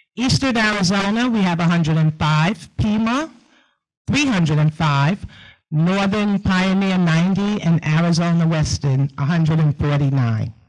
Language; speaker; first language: English; native; English